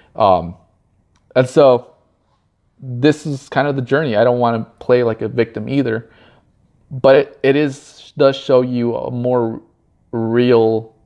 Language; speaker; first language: English; early bilingual, other home language; Spanish